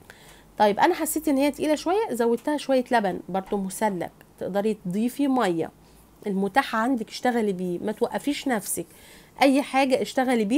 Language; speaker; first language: Arabic; native; Arabic